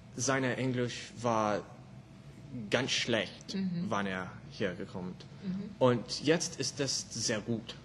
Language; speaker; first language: German; non-native, learner; English